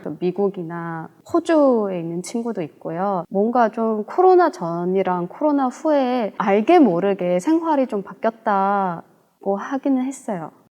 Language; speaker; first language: Korean; non-native, fluent; Chinese